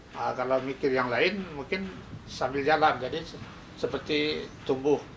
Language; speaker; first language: Indonesian; non-native, local second language; Minangkabau